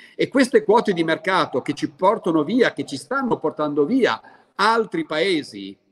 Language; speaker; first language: Italian; native; Italian